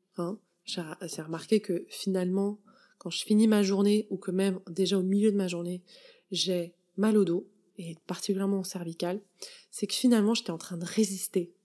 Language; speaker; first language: French; native; French